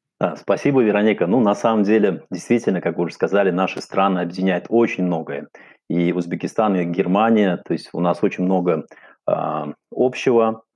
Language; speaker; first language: Russian; non-native, local second language; Uzbek